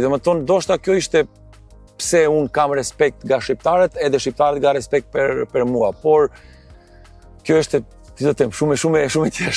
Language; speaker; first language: Albanian; non-native, learner; Serbian